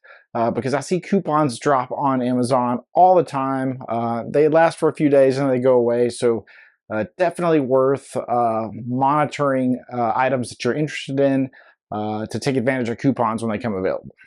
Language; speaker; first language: English; native; English